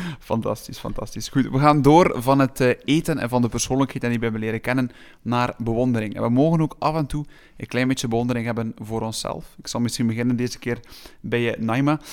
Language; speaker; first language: Dutch; native; Dutch